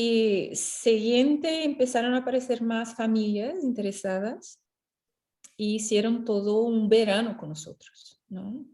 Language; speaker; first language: Spanish; non-native, fluent; Portuguese